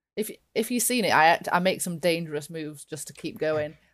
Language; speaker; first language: English; native; English